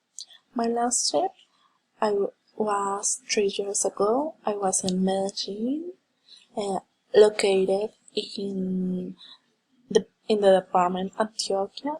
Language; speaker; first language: English; non-native, learner; Spanish